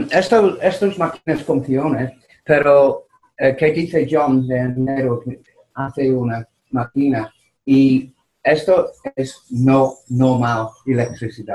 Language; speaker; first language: Spanish; non-native, learner; English